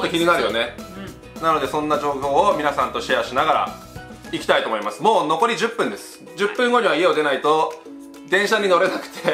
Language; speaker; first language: Japanese; native; Japanese